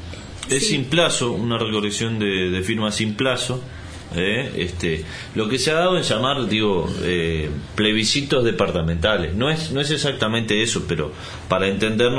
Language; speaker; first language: Spanish; native; Spanish